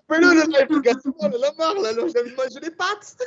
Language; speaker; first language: French; native; French